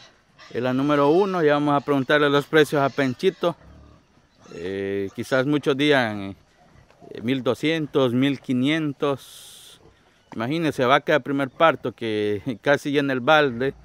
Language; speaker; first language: Spanish; native; Spanish